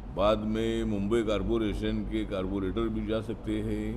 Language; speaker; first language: Hindi; non-native, local second language; Marathi